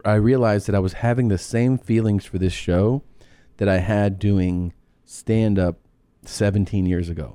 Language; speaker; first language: English; native; English